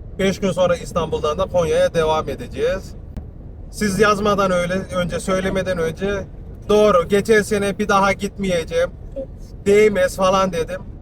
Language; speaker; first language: Turkish; early bilingual, heritage; Turkish